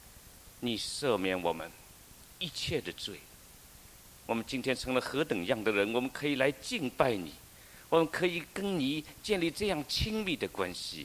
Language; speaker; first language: Chinese; native; Chinese